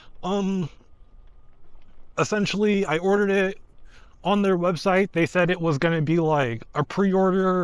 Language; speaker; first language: English; native; English